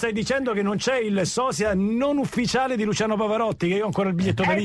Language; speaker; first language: Italian; native; Italian